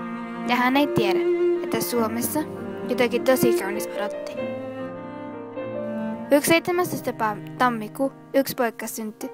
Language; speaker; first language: Finnish; non-native, learner; Spanish